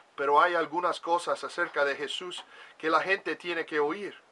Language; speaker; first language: Spanish; non-native, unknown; English